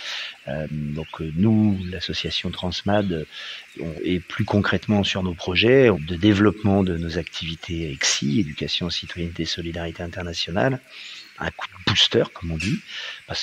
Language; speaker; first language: French; native; French